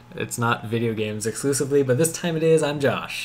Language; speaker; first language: English; native; English